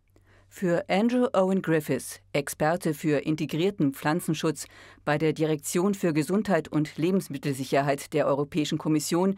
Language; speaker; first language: German; native; German